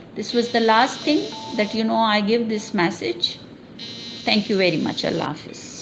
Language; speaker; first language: English; non-native, local second language; Urdu